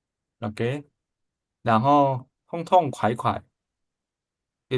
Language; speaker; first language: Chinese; non-native, fluent; Indonesian